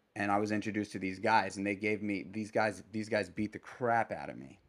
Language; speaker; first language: English; native; English